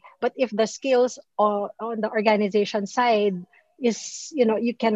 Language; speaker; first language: English; non-native, local second language; Filipino